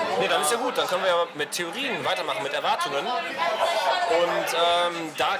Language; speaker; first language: German; native; German